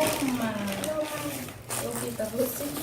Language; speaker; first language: Malay; native; Malay